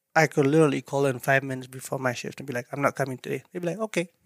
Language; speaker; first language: English; non-native, fluent; Tigrinya